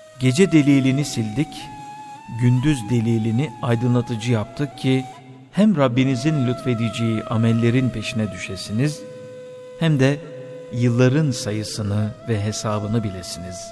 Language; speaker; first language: Turkish; native; Turkish